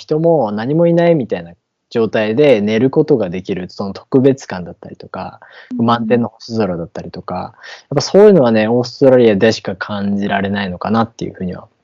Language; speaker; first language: Japanese; native; Japanese